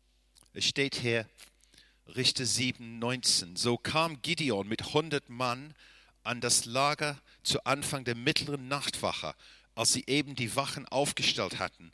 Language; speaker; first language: German; non-native, fluent; English